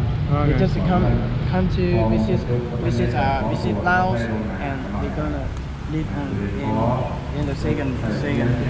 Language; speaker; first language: English; non-native, learner; Lao